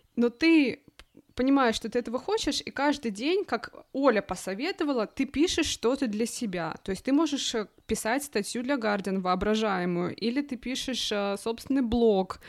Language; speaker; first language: Russian; native; Russian